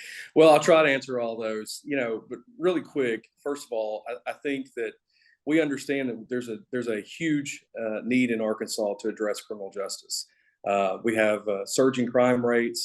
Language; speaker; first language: English; native; English